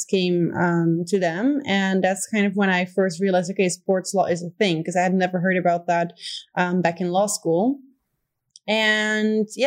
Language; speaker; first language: English; non-native, fluent; Dutch